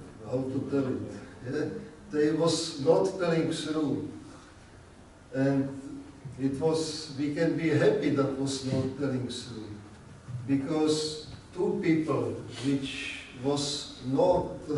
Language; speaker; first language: English; non-native, learner; Czech